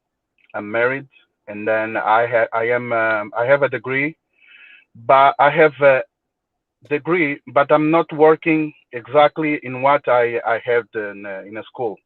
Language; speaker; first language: English; non-native, learner; Portuguese